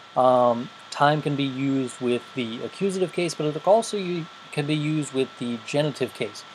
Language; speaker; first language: English; native; English